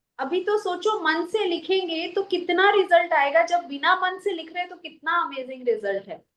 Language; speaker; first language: Hindi; native; Hindi